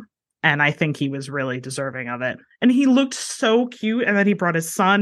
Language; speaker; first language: English; native; English